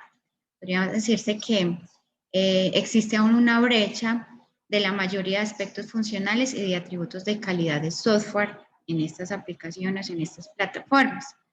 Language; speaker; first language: Spanish; native; Spanish